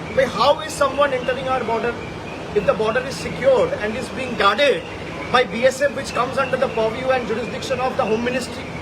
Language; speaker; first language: English; non-native, local second language; Bangla